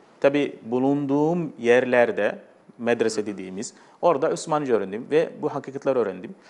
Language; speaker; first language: Turkish; non-native, fluent; Arabic